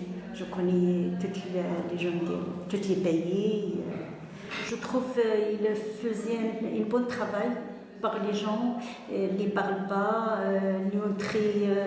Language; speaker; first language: French; non-native, learner; Arabic